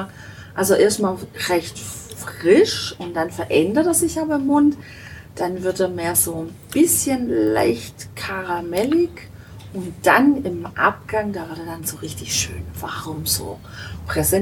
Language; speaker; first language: German; native; German